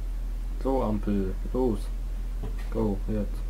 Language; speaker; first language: German; native; German